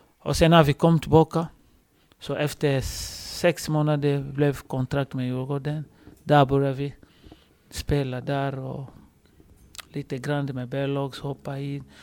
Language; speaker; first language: Swedish; non-native, fluent; Lingala